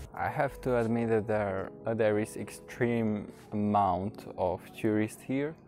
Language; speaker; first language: English; non-native, fluent; Slovak